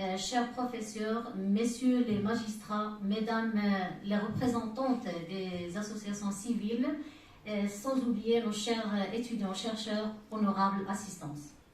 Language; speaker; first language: French; non-native, local second language; Arabic